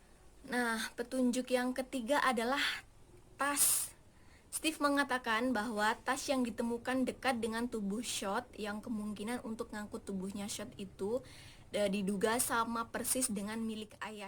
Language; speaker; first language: Indonesian; native; Indonesian